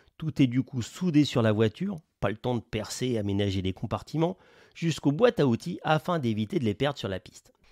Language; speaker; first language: French; native; French